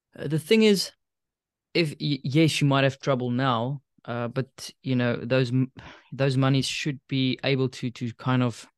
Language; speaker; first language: English; non-native, local second language; Afrikaans